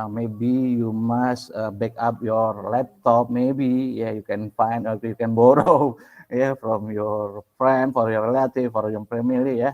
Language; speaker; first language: English; non-native, local second language; Indonesian